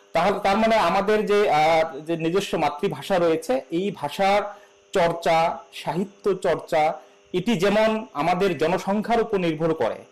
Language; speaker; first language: Bangla; non-native, local second language; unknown